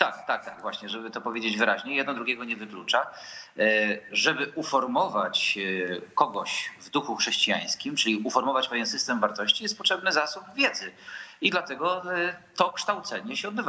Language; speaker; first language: Polish; native; Polish